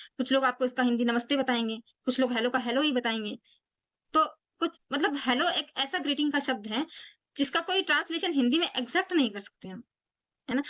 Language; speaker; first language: Hindi; native; Hindi